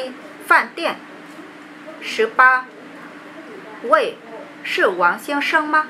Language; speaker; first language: Chinese; non-native, learner; Vietnamese